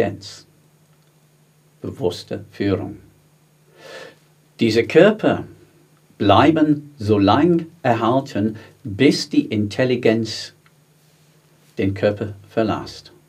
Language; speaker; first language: German; non-native, fluent; English